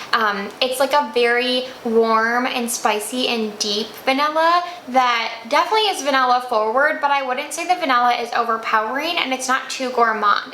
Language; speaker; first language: English; native; English